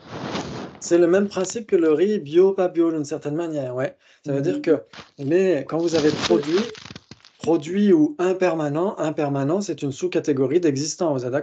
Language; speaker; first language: French; native; French